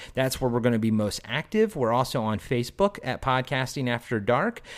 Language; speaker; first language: English; native; English